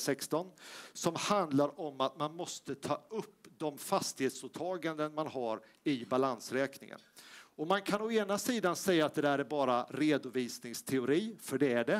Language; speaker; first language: Swedish; native; Swedish